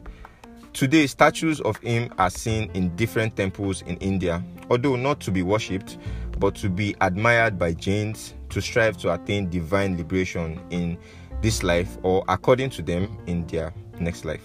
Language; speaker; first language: English; non-native, local second language; Yoruba